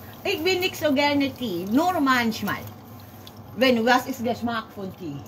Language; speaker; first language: German; non-native, learner; Filipino